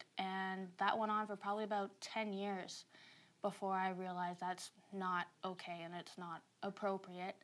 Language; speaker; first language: English; native; English